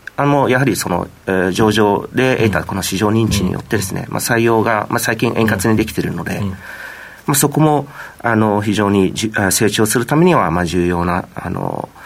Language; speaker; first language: Japanese; non-native, fluent; Vietnamese